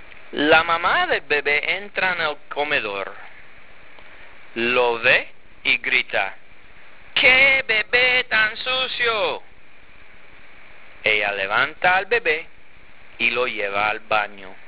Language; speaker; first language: Spanish; non-native, fluent; English